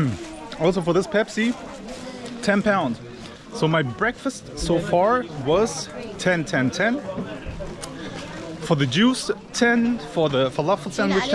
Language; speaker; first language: English; non-native, fluent; Turkish